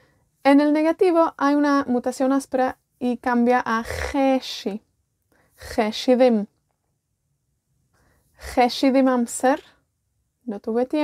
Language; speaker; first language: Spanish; non-native, fluent; Welsh